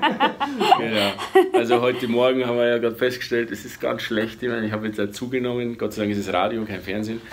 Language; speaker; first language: German; native; German